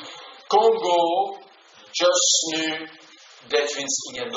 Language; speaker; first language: Swedish; non-native, learner; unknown